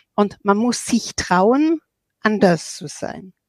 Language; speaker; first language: German; non-native, fluent; English